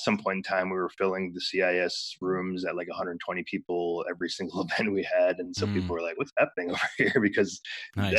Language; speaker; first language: English; native; English